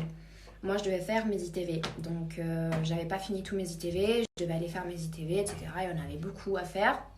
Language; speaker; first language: French; native; French